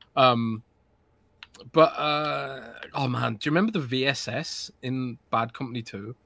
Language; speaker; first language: English; native; English